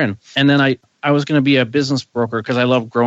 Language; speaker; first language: English; native; English